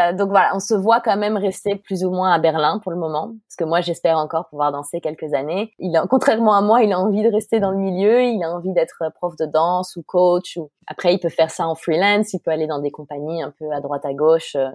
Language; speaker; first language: French; native; French